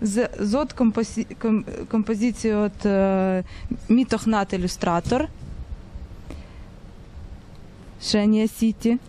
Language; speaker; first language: Hebrew; non-native, learner; Russian